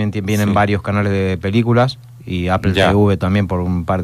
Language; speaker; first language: Spanish; native; Spanish